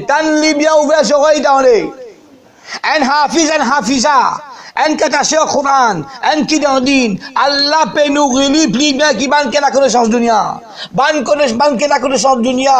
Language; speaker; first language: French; non-native, learner; Morisyen